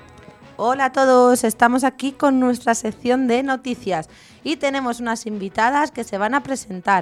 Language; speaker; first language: Spanish; native; Spanish